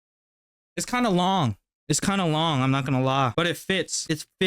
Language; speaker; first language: English; native; English